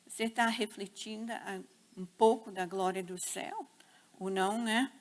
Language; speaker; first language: Portuguese; non-native, fluent; English